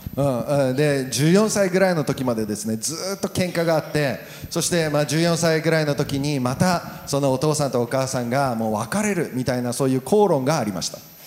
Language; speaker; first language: Japanese; native; Japanese